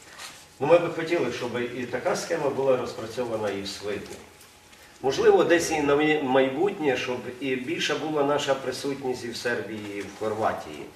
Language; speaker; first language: Ukrainian; native; Ukrainian